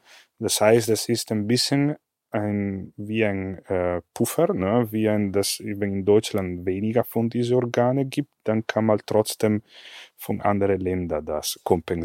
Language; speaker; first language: German; non-native, fluent; Italian